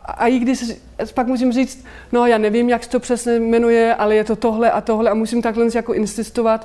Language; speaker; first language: Czech; non-native, fluent; Danish